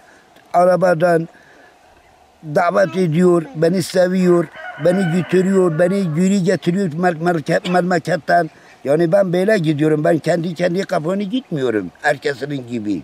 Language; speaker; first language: Turkish; non-native, local second language; Kurdish